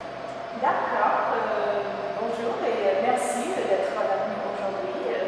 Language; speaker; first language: French; non-native, learner; English